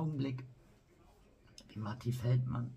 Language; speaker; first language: German; native; German